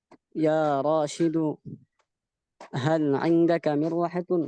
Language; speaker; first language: Arabic; non-native, learner; Bangla